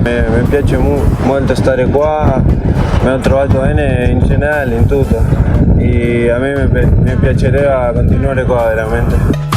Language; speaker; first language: Italian; non-native, learner; Spanish